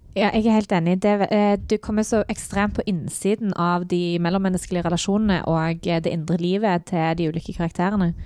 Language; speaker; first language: Norwegian; native; Norwegian